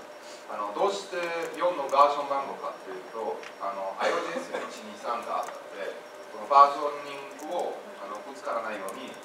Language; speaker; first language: Japanese; non-native, fluent; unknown